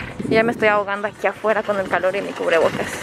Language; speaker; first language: Spanish; native; Spanish